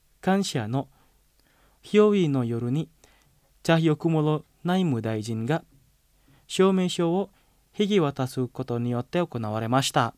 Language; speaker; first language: Japanese; non-native, fluent; Indonesian